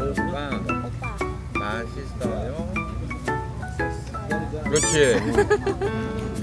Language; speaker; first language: Korean; non-native, learner; Vietnamese